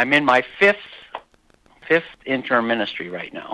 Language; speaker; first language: English; native; English